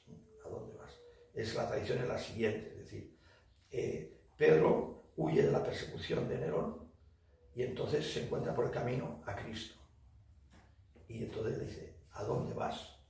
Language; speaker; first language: Spanish; native; Spanish